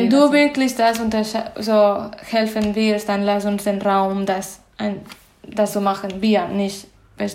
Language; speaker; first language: German; non-native, fluent; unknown